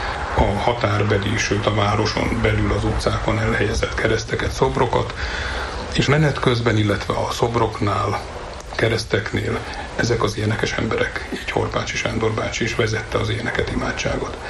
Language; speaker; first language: Hungarian; native; Hungarian